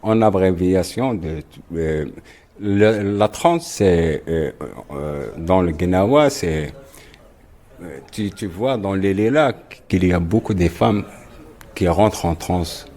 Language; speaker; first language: French; non-native, local second language; Arabic